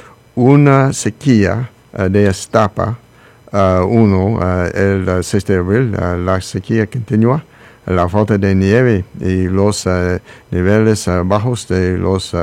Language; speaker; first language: Spanish; non-native, learner; English